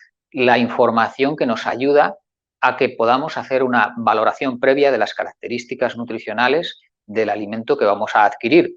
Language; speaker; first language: Spanish; native; Spanish